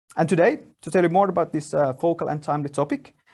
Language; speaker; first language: English; non-native, fluent; Finnish